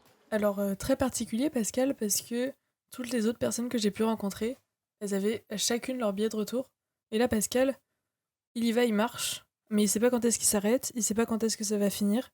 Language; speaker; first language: French; native; French